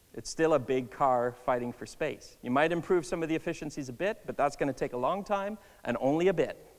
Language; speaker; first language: English; native; English